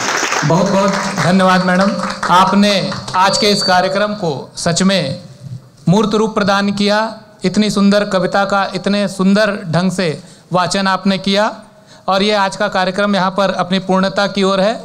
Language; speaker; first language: Hindi; native; Hindi